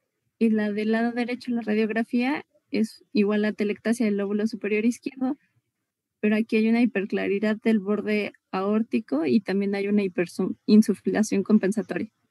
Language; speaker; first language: Spanish; native; Spanish